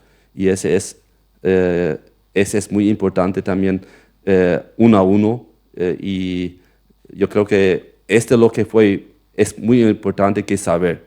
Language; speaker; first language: Spanish; non-native, local second language; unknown